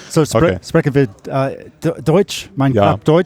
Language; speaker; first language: German; non-native, learner; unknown